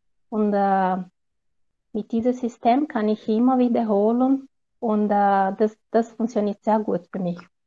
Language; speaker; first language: German; non-native, learner; Portuguese